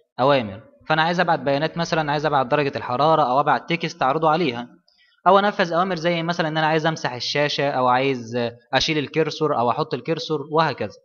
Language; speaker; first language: Arabic; native; Arabic